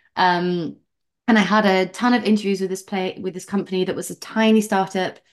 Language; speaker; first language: English; native; English